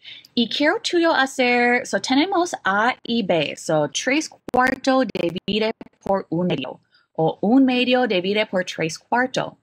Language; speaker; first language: Spanish; non-native, fluent; English